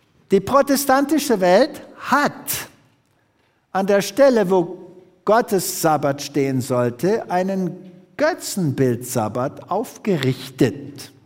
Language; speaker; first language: German; native; German